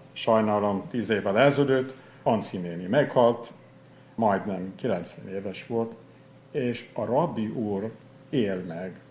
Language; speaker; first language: Hungarian; non-native, fluent; English